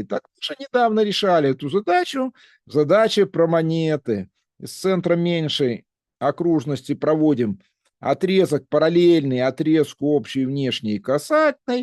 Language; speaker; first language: Russian; native; Russian